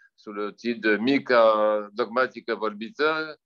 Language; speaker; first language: French; native; French